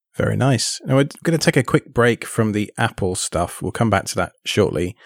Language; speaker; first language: English; native; English